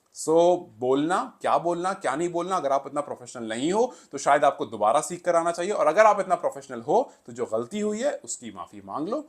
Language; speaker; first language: Hindi; native; Hindi